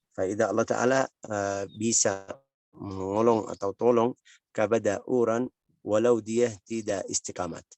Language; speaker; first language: Indonesian; non-native, learner; Arabic